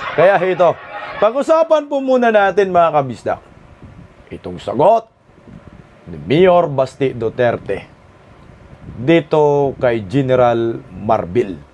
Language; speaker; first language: Filipino; non-native, local second language; Cebuano